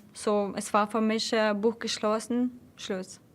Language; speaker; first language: German; non-native, fluent; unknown